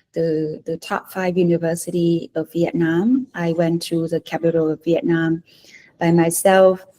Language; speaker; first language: English; non-native, fluent; Vietnamese